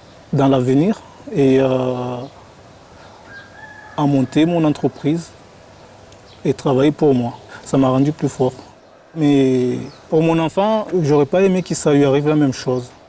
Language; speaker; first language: French; non-native, local second language; Comorian